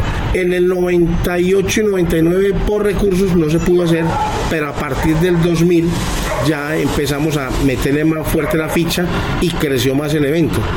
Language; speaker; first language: Spanish; native; Spanish